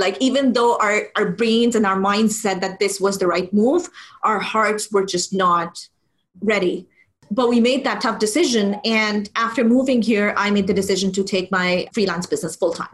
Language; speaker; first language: English; non-native, local second language; Urdu